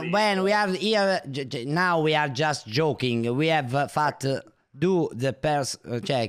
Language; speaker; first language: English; non-native, learner; Italian